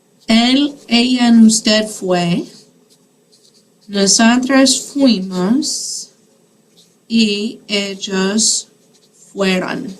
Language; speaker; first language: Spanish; non-native, fluent; English